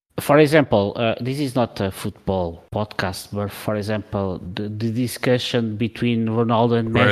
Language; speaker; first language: English; non-native, learner; Portuguese